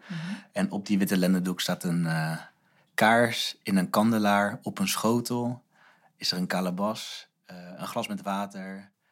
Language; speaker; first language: Dutch; native; Dutch